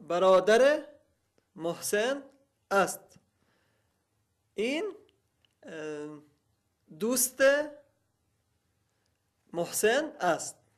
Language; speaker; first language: Persian; non-native, learner; Arabic